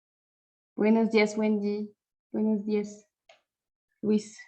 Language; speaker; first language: Spanish; non-native, fluent; French